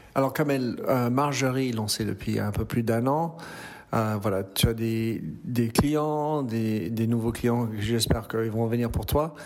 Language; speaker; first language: French; native; French